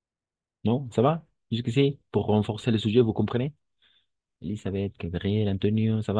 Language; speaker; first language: French; non-native, fluent; Spanish